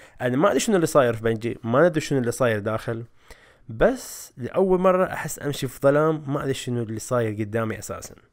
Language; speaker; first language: Arabic; native; Arabic